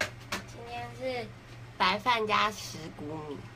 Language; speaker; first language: Chinese; native; Chinese